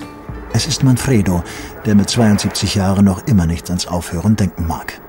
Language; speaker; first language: German; native; German